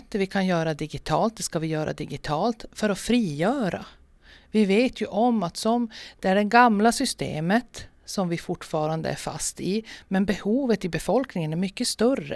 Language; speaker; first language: Swedish; native; Swedish